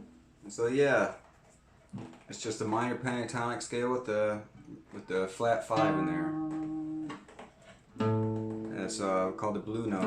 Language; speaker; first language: English; native; English